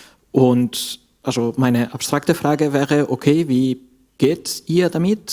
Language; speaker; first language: German; non-native, fluent; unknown